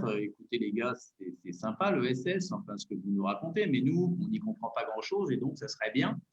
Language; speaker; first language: French; native; French